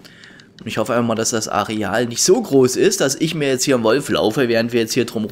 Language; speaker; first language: German; native; German